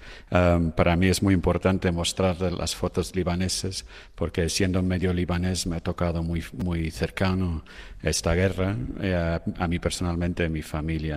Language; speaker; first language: Spanish; non-native, fluent; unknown